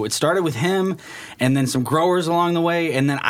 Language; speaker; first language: English; native; English